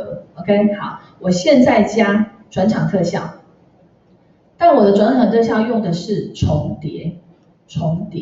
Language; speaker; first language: Chinese; native; Chinese